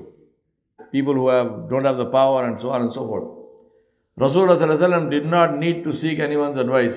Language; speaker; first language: English; non-native, local second language; Urdu